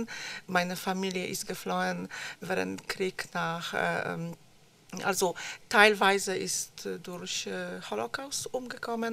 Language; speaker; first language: German; non-native, fluent; Polish